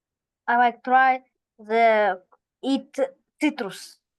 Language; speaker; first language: English; non-native, learner; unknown